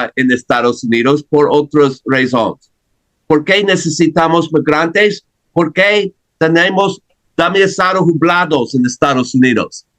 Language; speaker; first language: Spanish; non-native, learner; English